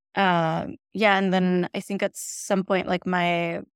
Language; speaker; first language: English; non-native, fluent; Spanish